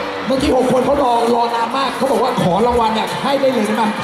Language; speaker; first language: Thai; native; Thai